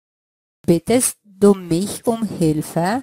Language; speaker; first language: German; non-native, fluent; Polish